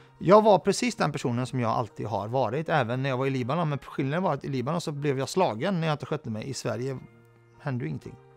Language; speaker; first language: Swedish; early bilingual, other home language; Arabic